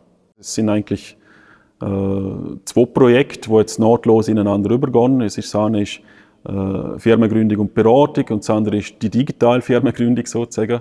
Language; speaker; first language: German; native; German